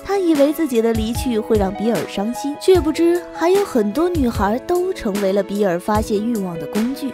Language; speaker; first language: Chinese; native; Chinese